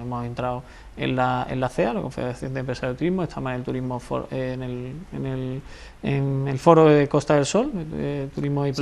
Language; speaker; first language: Spanish; native; Spanish